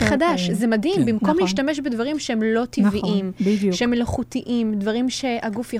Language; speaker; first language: Hebrew; native; Hebrew